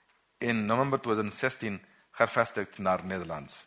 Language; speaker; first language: Dutch; non-native, learner; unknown